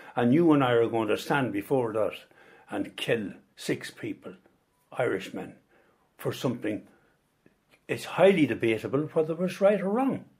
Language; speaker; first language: English; native; English